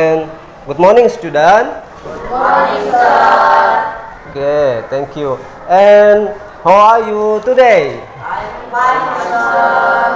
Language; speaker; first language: English; non-native, learner; Indonesian